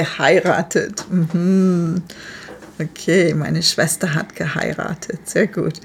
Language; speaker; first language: German; non-native, fluent; English